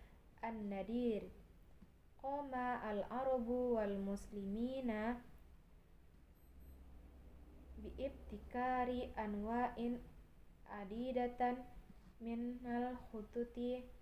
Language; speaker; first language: Arabic; non-native, learner; Indonesian